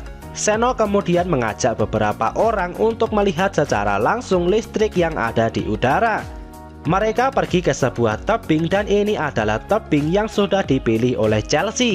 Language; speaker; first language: Indonesian; native; Indonesian